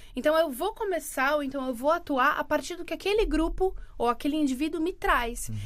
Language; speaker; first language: Portuguese; native; Portuguese